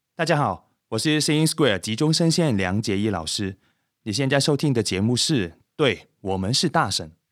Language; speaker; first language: Chinese; non-native, local second language; Cantonese